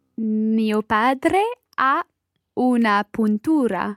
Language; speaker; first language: Italian; non-native, learner; English